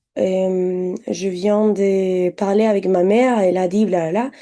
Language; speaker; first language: French; non-native, fluent; Spanish